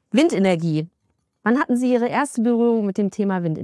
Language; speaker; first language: German; native; German